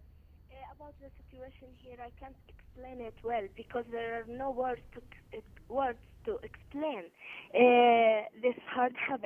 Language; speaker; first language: English; non-native, learner; Arabic